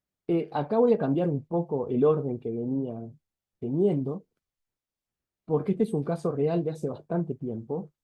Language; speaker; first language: Spanish; native; Spanish